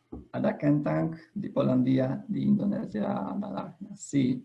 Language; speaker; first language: Indonesian; non-native, fluent; Polish